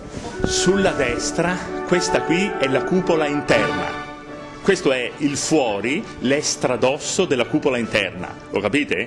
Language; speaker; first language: Italian; native; Italian